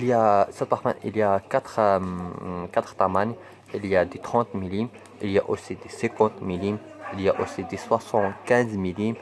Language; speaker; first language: French; non-native, learner; Arabic